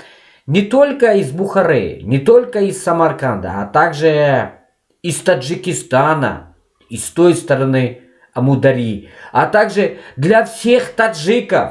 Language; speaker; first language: Russian; non-native, local second language; Tajik